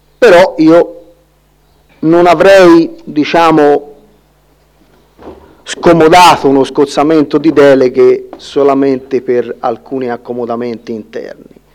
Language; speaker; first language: Italian; native; Italian